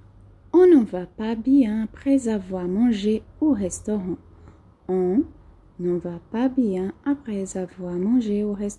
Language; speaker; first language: French; non-native, fluent; Portuguese